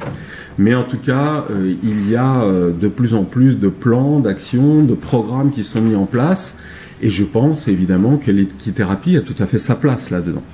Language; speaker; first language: French; native; French